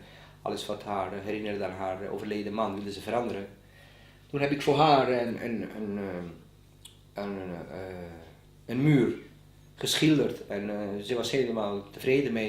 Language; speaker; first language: Dutch; non-native, fluent; Bosnian